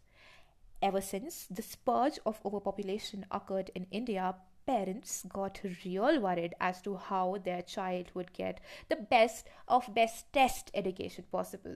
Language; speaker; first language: English; non-native, local second language; Hindi